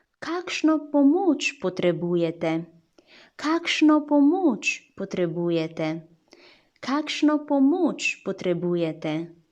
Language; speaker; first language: Slovenian; non-native, fluent; Chinese